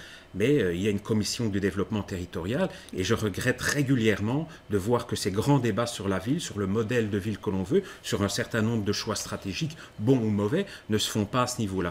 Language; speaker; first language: French; native; French